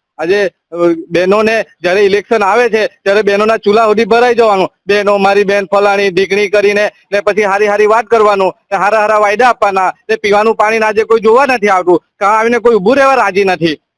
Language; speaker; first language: Gujarati; native; Gujarati